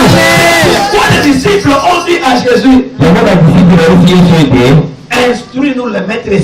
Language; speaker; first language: French; non-native, local second language; Lingala